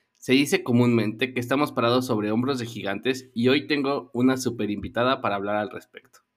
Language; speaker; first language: Spanish; native; Spanish